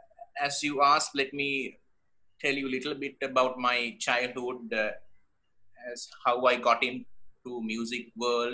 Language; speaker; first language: English; non-native, local second language; Sinhala